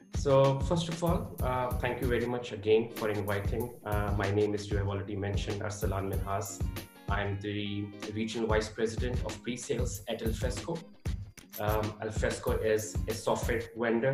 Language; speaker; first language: English; non-native, local second language; Urdu